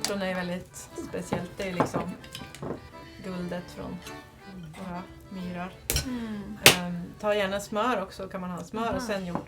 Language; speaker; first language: Swedish; native; Swedish